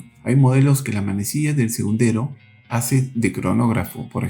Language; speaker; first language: Spanish; native; Spanish